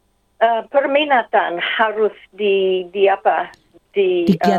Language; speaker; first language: Indonesian; non-native, fluent; English